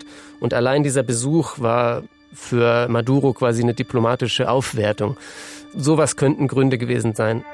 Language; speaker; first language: German; native; German